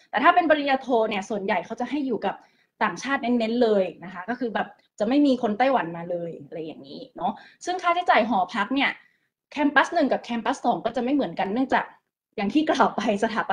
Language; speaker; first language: Thai; native; Thai